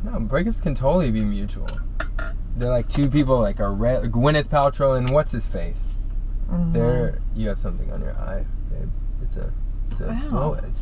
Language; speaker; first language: English; native; English